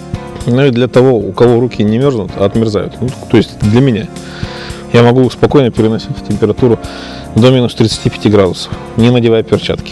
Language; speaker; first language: Russian; native; Russian